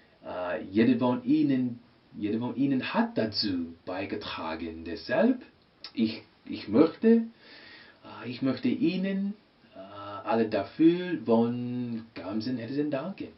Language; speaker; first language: German; non-native, learner; English